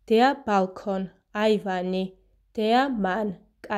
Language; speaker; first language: German; non-native, fluent; Georgian